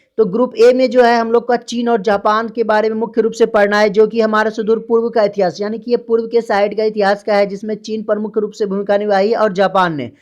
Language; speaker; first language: Hindi; native; Hindi